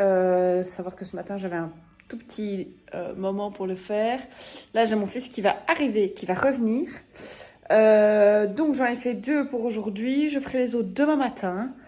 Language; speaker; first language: French; native; French